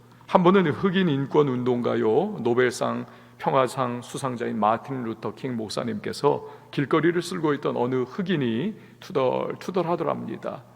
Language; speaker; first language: Korean; native; Korean